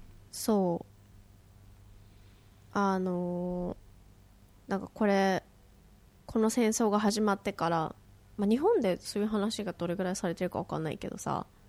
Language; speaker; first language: Japanese; native; Japanese